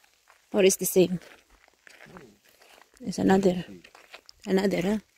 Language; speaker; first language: English; non-native, learner; Filipino